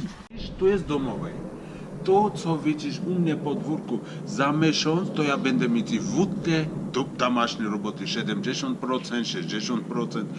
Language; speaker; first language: Polish; non-native, fluent; Armenian